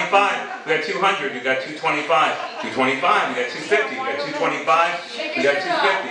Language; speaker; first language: English; native; English